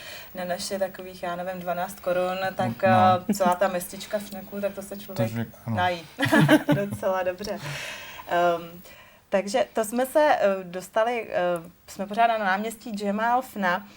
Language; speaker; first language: Czech; native; Czech